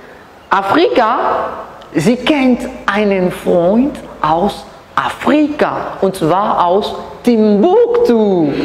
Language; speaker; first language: German; non-native, learner; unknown